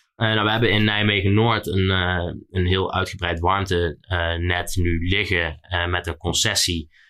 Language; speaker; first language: Dutch; native; Dutch